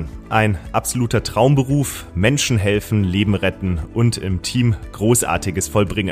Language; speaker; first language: German; native; German